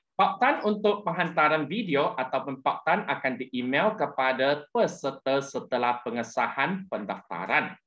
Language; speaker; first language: Malay; non-native, local second language; Chinese